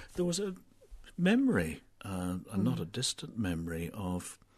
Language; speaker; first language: English; native; English